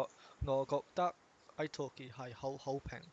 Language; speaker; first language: Cantonese; non-native, learner; English